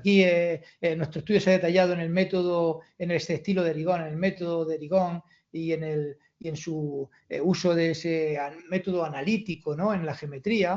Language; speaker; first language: Spanish; native; Spanish